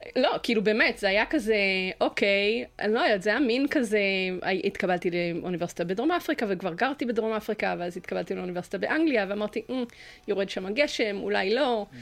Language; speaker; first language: Hebrew; early bilingual, other home language; English